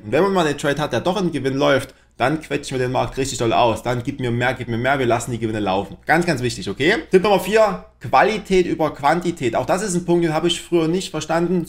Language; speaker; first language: German; native; German